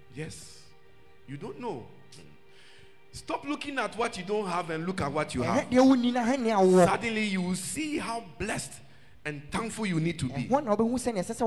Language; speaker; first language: English; non-native, local second language; Akan